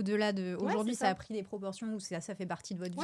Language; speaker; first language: French; native; French